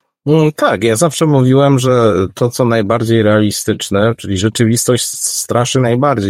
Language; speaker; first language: Polish; native; Polish